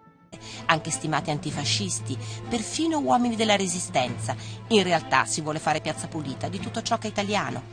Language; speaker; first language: Italian; native; Italian